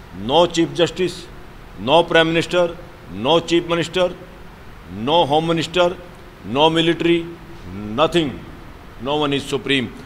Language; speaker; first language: Hindi; native; Hindi